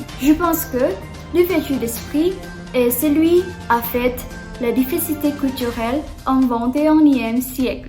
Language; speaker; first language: French; non-native, learner; Indonesian